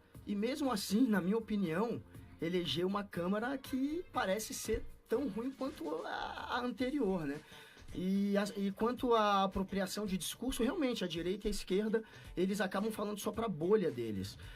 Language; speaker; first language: Portuguese; native; Portuguese